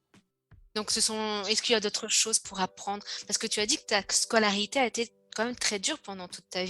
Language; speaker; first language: French; native; French